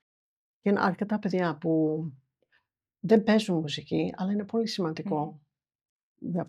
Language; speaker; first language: Greek; non-native, fluent; English